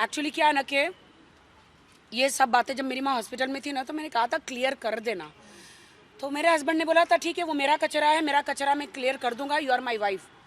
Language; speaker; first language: Hindi; native; Hindi